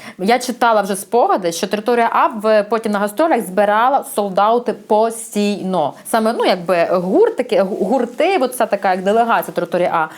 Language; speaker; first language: Ukrainian; native; Ukrainian